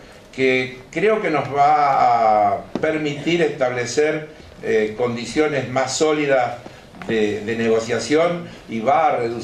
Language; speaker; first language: Spanish; native; Spanish